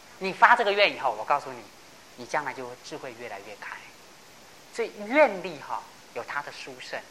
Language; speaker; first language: Chinese; non-native, local second language; Hakka Chinese